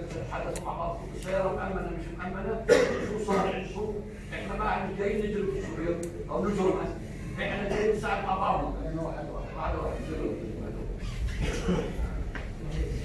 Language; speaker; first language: Arabic; native; Arabic